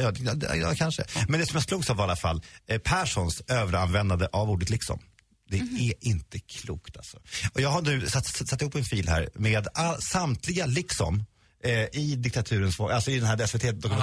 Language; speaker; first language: Swedish; native; Swedish